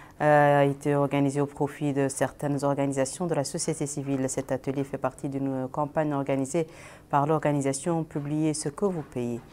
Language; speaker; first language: French; non-native, local second language; Arabic